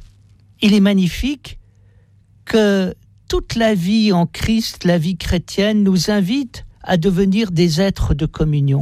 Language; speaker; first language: French; native; French